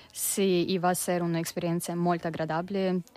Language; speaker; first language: Catalan; non-native, learner; Russian